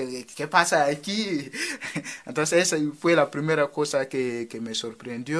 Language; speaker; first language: Spanish; non-native, fluent; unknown